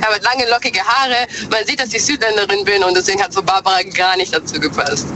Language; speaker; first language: German; early bilingual, other home language; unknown